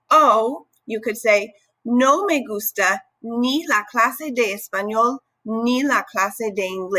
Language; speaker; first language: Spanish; non-native, fluent; English